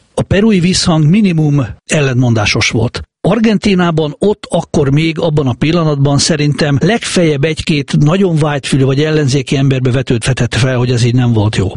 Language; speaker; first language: Hungarian; native; Hungarian